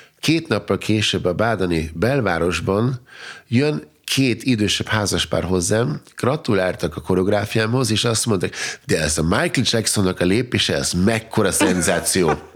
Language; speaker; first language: Hungarian; non-native, fluent; German